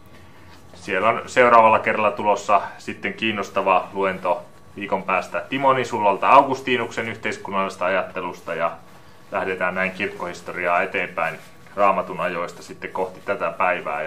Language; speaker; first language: Finnish; native; Finnish